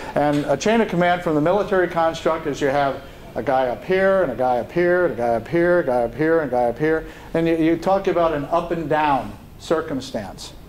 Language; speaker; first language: English; native; English